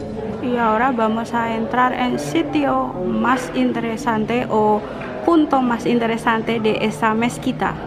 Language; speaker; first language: Spanish; non-native, learner; Indonesian